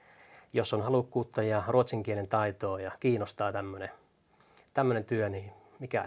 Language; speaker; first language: Finnish; native; Finnish